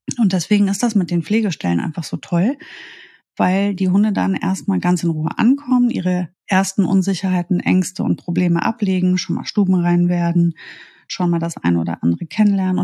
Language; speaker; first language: German; native; German